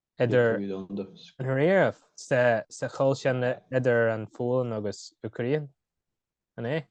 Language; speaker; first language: Irish; native; Irish